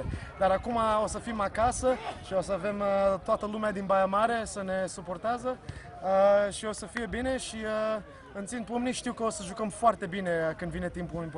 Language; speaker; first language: Romanian; early bilingual, heritage; Romanian